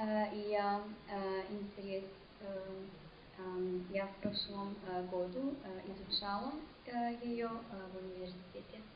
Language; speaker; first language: Russian; non-native, learner; English